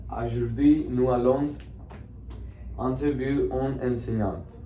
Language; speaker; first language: French; non-native, learner; Spanish